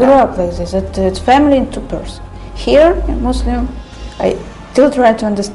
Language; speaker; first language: English; non-native, learner; Russian